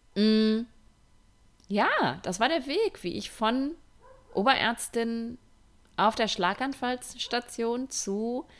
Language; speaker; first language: German; native; German